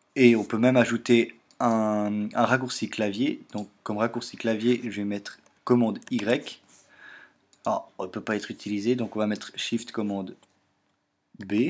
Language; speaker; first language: French; native; French